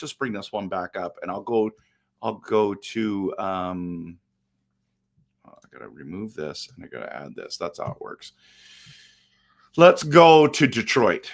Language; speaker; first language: English; native; English